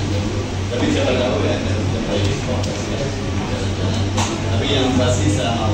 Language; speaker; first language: Indonesian; non-native, fluent; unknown